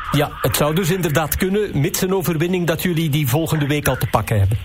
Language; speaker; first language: Dutch; native; Dutch